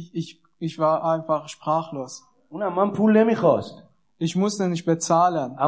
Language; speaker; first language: German; non-native, learner; Persian